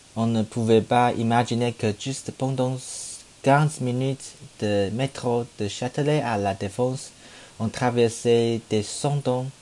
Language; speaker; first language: French; non-native, learner; Chinese